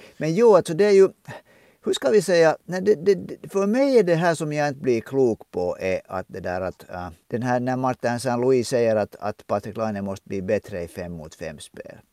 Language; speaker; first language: Swedish; native; Swedish